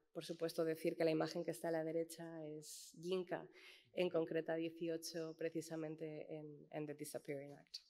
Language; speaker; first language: Spanish; native; Spanish